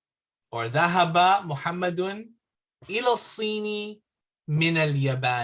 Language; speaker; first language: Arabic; non-native, fluent; English